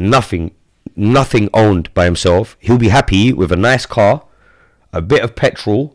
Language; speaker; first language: English; native; English